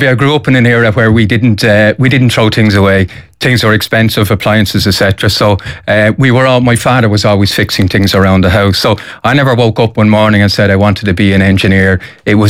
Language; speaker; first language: English; native; English